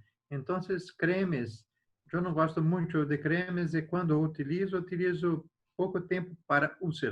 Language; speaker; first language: Spanish; non-native, learner; Portuguese